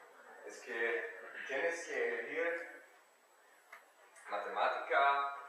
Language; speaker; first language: Spanish; non-native, learner; German